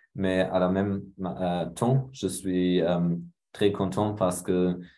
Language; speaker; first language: French; non-native, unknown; German